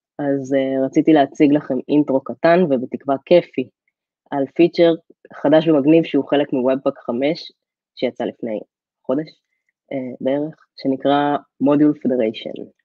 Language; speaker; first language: Hebrew; native; Hebrew